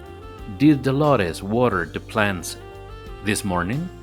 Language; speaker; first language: English; non-native, fluent; Spanish